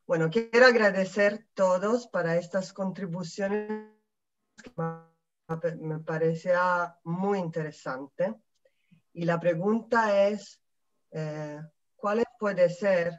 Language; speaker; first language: Spanish; non-native, fluent; Italian